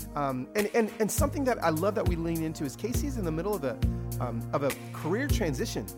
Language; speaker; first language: English; early bilingual, other home language; Spanish